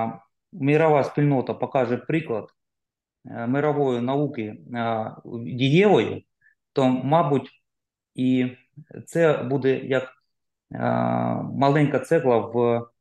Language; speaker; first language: Ukrainian; non-native, local second language; Russian